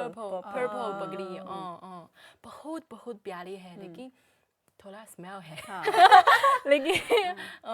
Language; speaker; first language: Hindi; non-native, learner; Chinese